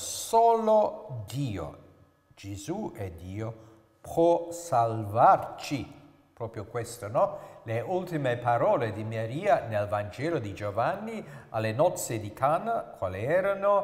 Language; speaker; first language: Italian; non-native, fluent; English